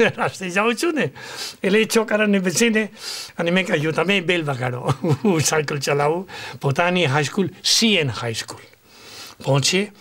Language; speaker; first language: Gujarati; non-native, fluent; Spanish